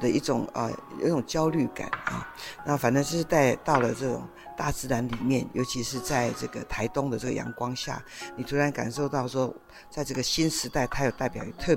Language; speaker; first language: Chinese; native; Chinese